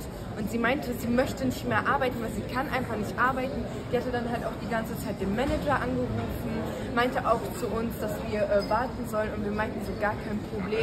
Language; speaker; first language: German; native; German